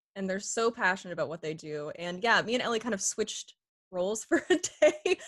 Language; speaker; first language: English; native; English